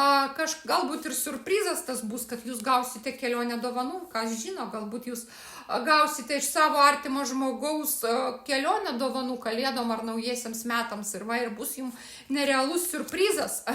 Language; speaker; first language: Lithuanian; native; Lithuanian